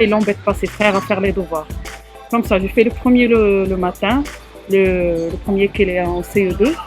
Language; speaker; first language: French; non-native, learner; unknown